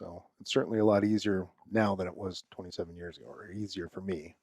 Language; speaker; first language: English; native; English